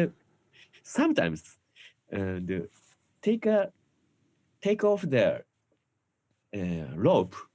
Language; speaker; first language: English; non-native, learner; Japanese